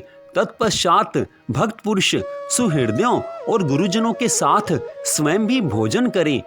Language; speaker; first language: Hindi; native; Hindi